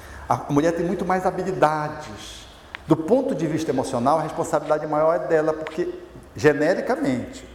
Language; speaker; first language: Portuguese; native; Portuguese